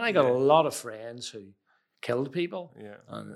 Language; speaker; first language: English; native; English